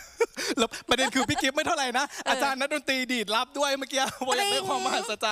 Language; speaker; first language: Thai; native; Thai